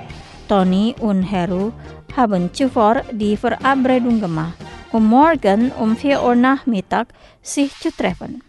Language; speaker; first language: German; non-native, fluent; Indonesian